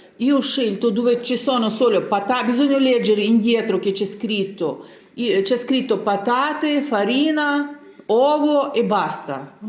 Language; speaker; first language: Italian; non-native, learner; Ukrainian